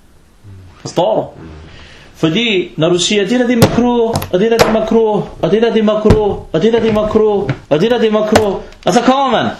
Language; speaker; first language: Danish; early bilingual, other home language; Arabic